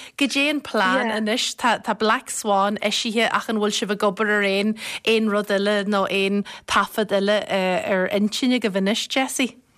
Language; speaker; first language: Irish; native; Irish